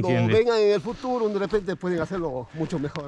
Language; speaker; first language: Spanish; native; Spanish